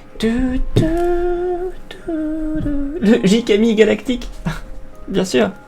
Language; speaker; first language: French; native; French